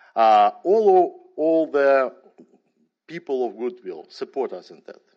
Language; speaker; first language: English; non-native, fluent; Ukrainian